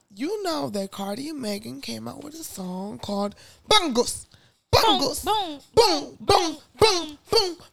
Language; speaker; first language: English; native; English